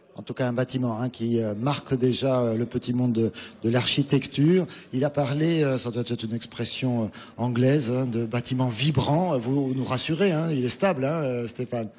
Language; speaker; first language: French; native; French